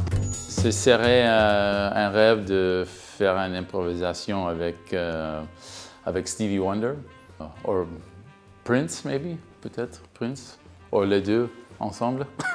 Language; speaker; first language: French; non-native, learner; English